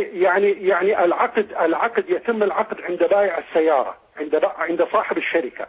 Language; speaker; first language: Arabic; native; Arabic